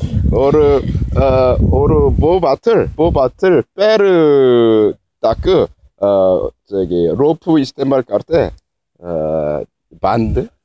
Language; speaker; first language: Hindi; native; Hindi